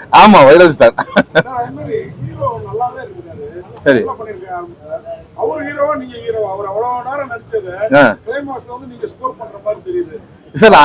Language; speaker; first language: Tamil; native; Tamil